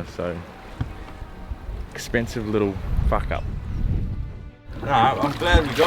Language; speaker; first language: English; native; English